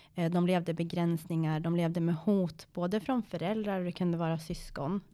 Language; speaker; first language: Swedish; early bilingual, other home language; Persian